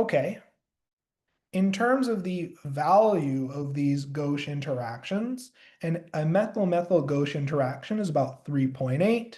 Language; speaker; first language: English; native; English